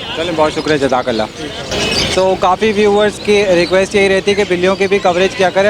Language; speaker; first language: Urdu; native; Urdu